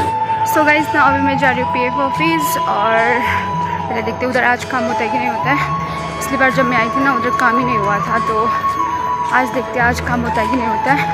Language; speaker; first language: Hindi; non-native, local second language; Nepali